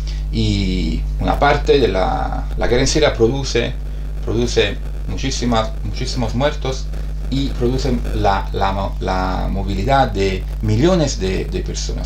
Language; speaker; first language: Spanish; non-native, fluent; Italian